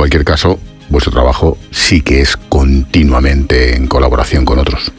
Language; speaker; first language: Spanish; native; Spanish